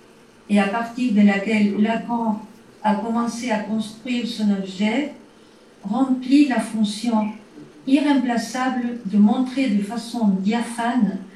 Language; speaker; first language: French; native; French